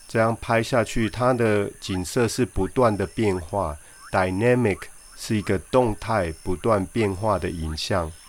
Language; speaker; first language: Chinese; native; Chinese